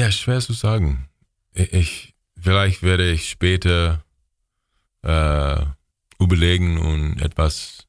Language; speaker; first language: German; non-native, learner; English